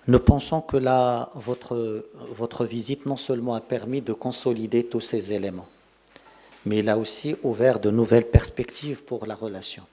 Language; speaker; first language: French; non-native, local second language; Arabic